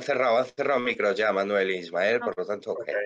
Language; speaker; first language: Spanish; native; Spanish